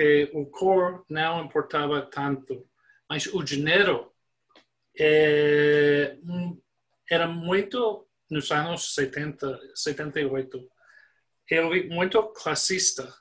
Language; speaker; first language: Portuguese; non-native, fluent; English